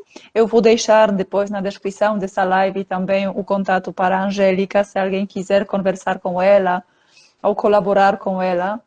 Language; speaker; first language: Portuguese; non-native, fluent; Polish